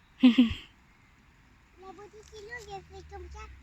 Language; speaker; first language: French; non-native, learner; Thai